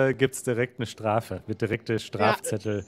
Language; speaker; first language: German; native; German